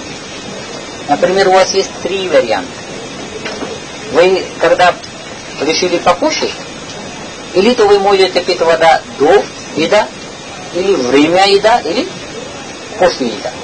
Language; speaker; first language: Russian; non-native, learner; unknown